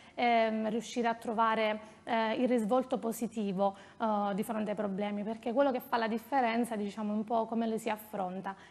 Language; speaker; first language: Italian; native; Italian